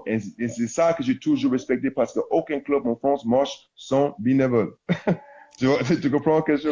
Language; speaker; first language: French; non-native, learner; English